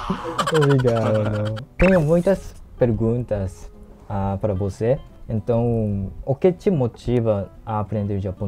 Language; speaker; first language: Portuguese; non-native, learner; Japanese